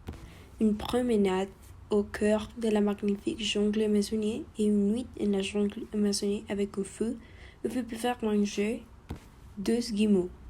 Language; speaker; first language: French; non-native, learner; Spanish